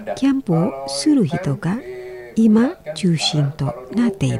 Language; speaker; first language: Japanese; non-native, fluent; Indonesian